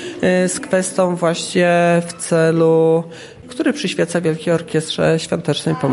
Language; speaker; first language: Polish; native; Polish